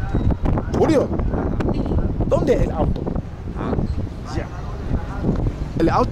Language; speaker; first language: Spanish; non-native, learner; English